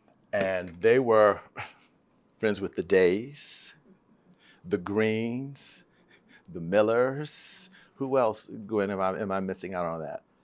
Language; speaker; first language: English; native; English